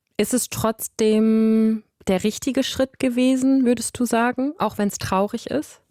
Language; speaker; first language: German; native; German